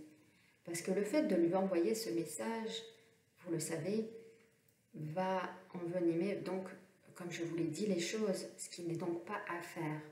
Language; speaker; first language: French; native; French